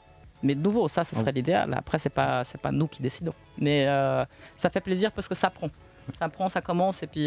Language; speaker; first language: French; native; French